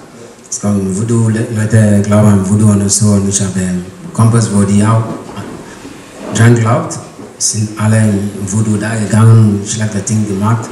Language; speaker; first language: German; non-native, learner; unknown